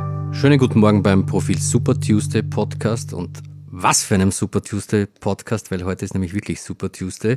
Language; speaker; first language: German; native; German